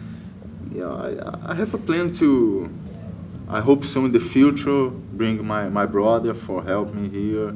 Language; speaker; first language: English; non-native, learner; Portuguese